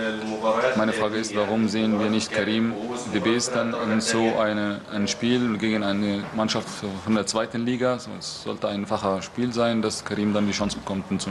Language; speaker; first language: German; non-native, fluent; Arabic